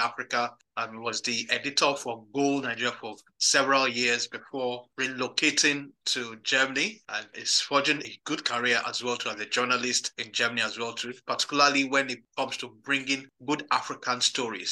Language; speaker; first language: English; non-native, local second language; Yoruba